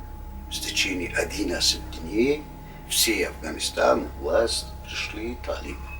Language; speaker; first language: Russian; non-native, learner; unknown